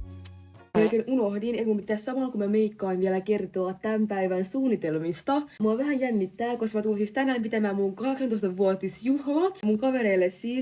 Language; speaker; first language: Finnish; native; Finnish